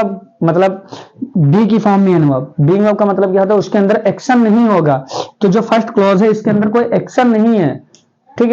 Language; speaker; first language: Hindi; native; Hindi